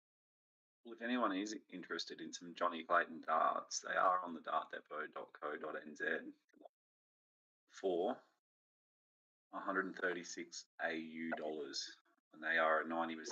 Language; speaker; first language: English; native; English